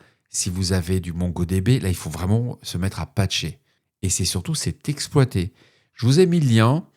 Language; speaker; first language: French; native; French